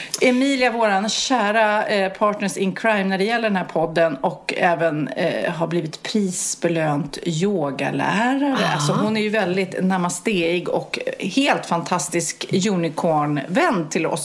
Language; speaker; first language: Swedish; native; Swedish